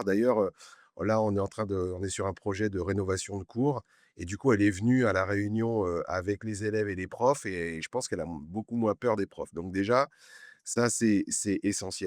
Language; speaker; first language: French; native; French